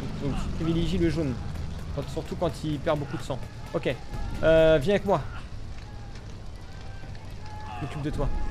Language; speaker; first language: French; native; French